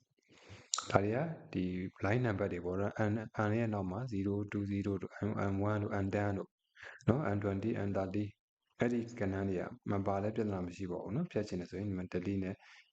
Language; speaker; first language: Burmese; native; Burmese